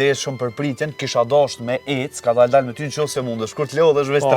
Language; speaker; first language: Albanian; native; Albanian